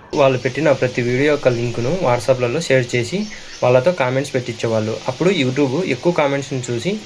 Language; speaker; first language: Telugu; native; Telugu